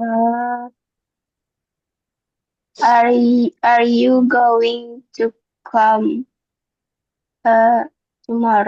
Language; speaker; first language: English; non-native, learner; Indonesian